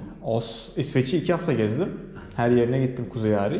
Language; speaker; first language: Turkish; native; Turkish